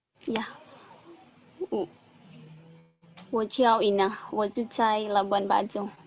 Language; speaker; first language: Chinese; non-native, learner; Indonesian